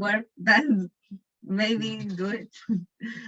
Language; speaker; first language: English; non-native, learner; Spanish